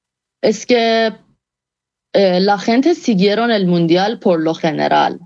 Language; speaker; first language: Spanish; non-native, fluent; Persian